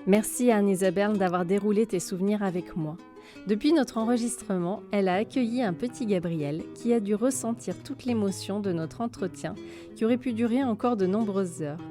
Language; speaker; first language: French; native; French